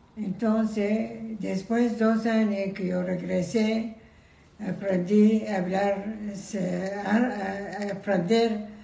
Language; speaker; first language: Spanish; non-native, learner; Persian